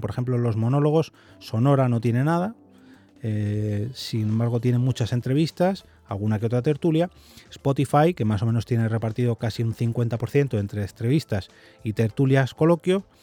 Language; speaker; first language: Spanish; native; Spanish